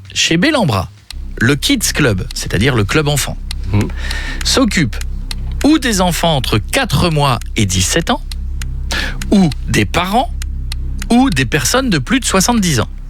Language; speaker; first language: French; native; French